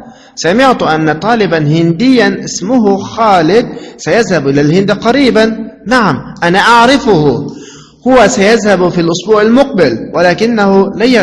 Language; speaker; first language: Arabic; non-native, fluent; Uyghur